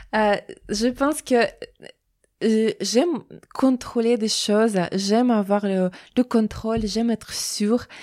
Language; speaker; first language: French; non-native, fluent; Russian